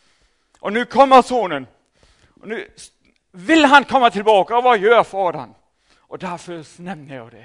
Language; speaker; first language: Swedish; non-native, fluent; German